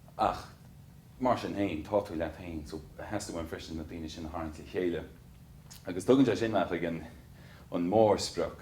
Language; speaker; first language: Irish; native; Irish